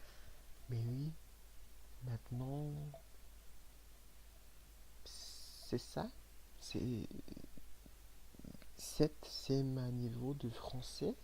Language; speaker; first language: French; non-native, learner; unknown